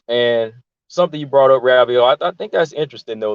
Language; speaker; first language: English; native; English